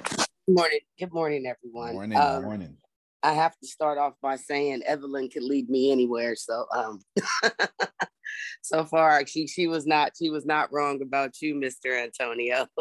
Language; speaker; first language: English; native; English